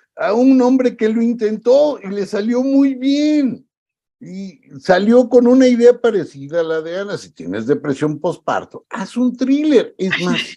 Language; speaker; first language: Spanish; native; Spanish